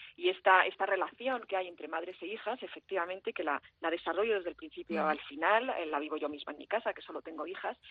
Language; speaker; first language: Spanish; early bilingual, heritage; French